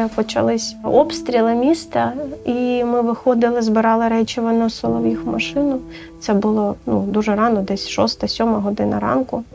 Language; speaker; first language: Ukrainian; native; Ukrainian